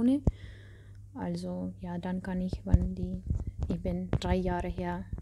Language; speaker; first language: German; non-native, learner; Russian